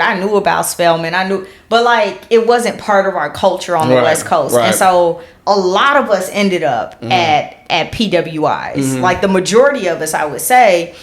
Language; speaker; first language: English; native; English